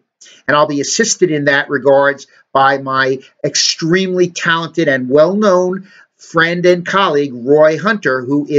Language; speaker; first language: English; native; English